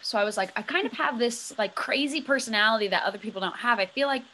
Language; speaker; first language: English; native; English